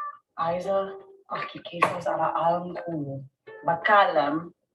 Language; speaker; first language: Arabic; non-native, learner; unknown